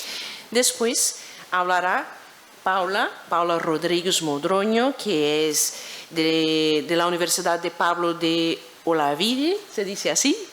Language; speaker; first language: Spanish; non-native, fluent; Portuguese